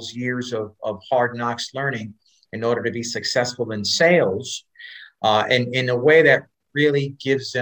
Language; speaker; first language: English; native; English